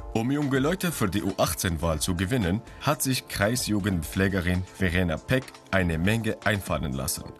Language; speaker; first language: German; non-native, fluent; Arabic